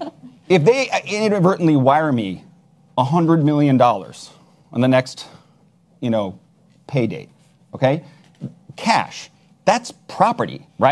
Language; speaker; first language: English; native; English